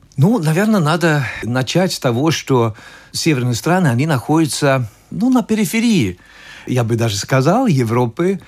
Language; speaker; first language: Russian; non-native, fluent; Swedish